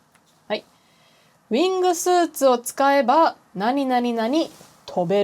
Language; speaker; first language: Japanese; non-native, fluent; English